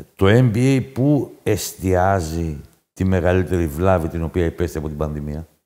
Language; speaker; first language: Greek; native; Greek